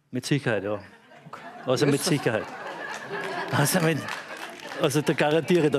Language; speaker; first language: German; native; German